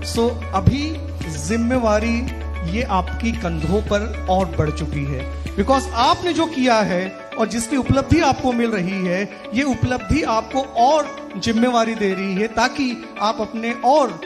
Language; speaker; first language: Hindi; native; Hindi